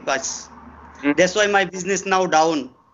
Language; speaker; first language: English; non-native, learner; Bangla